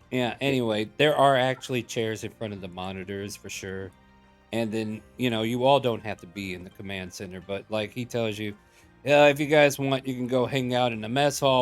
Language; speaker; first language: English; native; English